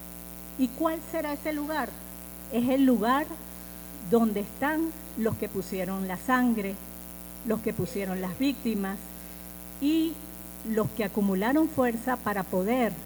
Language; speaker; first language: Spanish; native; Spanish